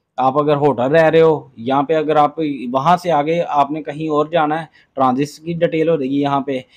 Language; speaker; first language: Urdu; non-native, local second language; Punjabi